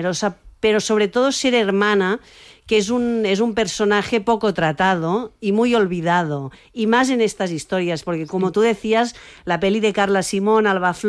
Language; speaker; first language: Spanish; native; Spanish